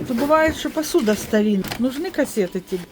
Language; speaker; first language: Russian; native; Russian